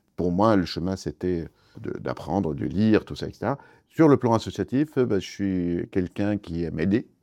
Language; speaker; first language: French; non-native, fluent; Kurdish